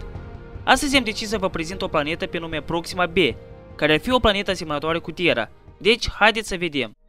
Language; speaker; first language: Romanian; native; Romanian